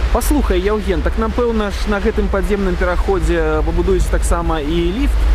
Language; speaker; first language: Belarusian; non-native, local second language; Russian